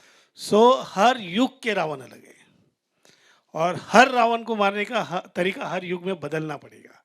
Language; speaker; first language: Hindi; native; Hindi